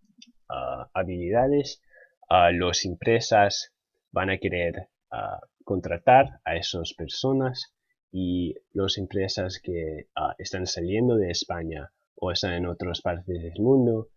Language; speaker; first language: Spanish; non-native, fluent; English